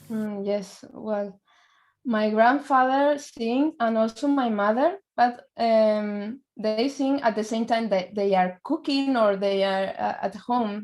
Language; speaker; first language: English; non-native, learner; Spanish